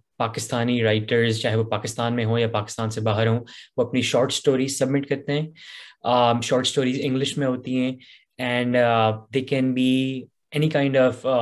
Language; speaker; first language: Urdu; native; Urdu